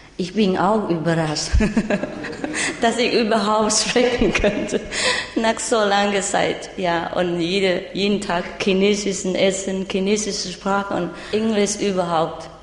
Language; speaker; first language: German; non-native, learner; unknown